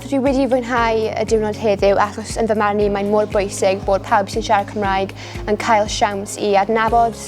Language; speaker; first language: Welsh; non-native, local second language; English